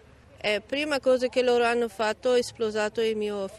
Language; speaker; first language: Italian; non-native, learner; Persian